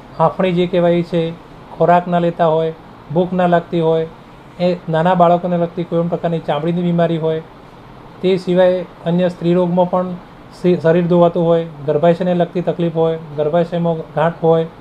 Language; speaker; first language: Gujarati; native; Gujarati